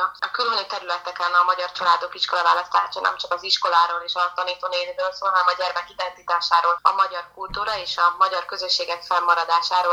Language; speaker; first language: Hungarian; native; Hungarian